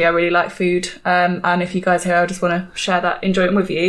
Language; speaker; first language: English; native; English